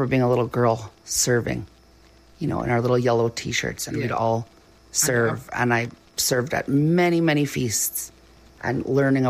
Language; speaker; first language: English; native; English